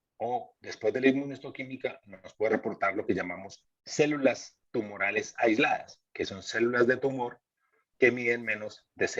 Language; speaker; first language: Spanish; native; Spanish